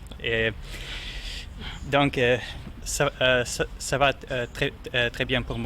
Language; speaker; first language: French; non-native, learner; German